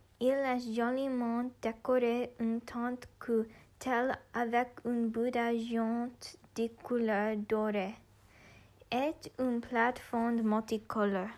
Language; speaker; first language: French; non-native, learner; English